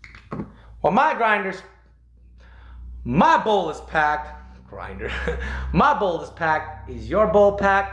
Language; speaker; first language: English; native; English